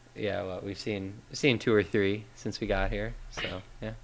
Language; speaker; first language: English; native; English